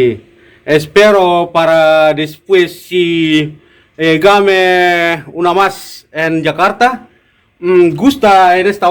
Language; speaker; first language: Spanish; non-native, learner; Indonesian